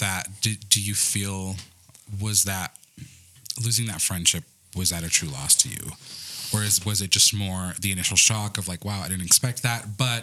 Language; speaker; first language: English; early bilingual, other home language; Spanish